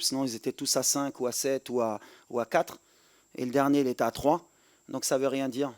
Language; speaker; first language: French; native; French